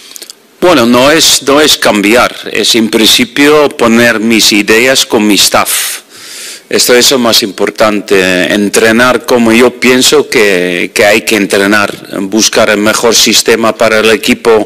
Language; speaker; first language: Spanish; non-native, fluent; Dutch